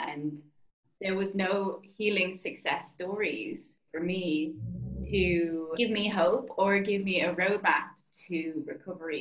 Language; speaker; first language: English; native; English